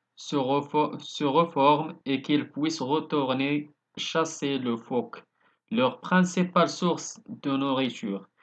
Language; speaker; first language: French; non-native, local second language; Arabic